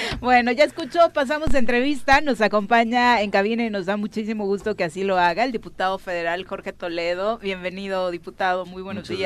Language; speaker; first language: Spanish; native; Spanish